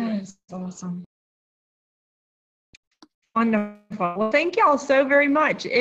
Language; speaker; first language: English; native; English